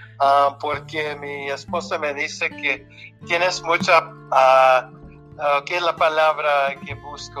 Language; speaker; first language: Spanish; early bilingual, heritage; Spanish